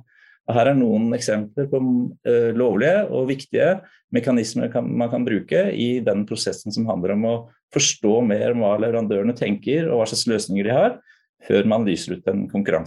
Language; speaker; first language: Norwegian; native; Norwegian